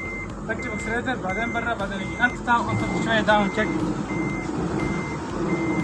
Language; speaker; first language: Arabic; non-native, learner; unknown